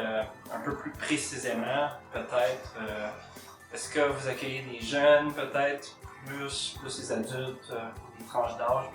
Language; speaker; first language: French; native; French